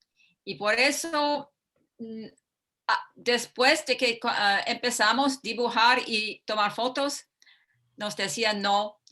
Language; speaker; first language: Spanish; non-native, fluent; English